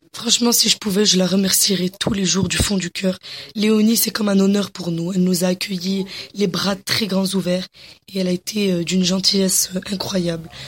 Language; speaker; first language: French; early bilingual, other home language; Arabic